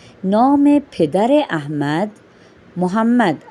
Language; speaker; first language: Persian; non-native, fluent; Urdu